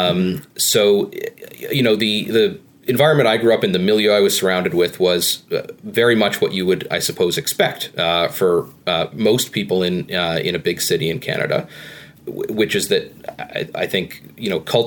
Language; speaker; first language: English; native; English